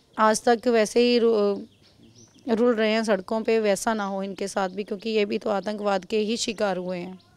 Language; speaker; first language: Hindi; non-native, local second language; Punjabi